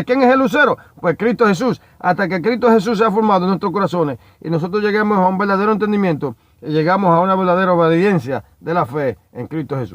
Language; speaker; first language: Spanish; native; Spanish